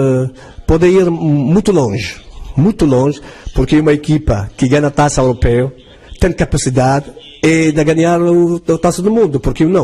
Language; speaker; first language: Portuguese; non-native, fluent; Arabic